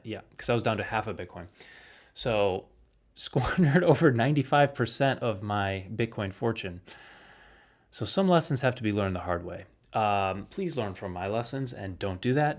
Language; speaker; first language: English; native; English